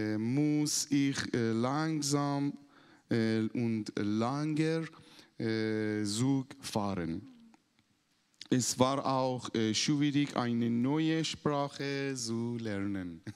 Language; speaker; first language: German; non-native, learner; Persian